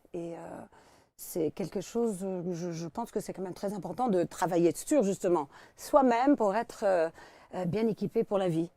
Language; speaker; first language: French; non-native, fluent; English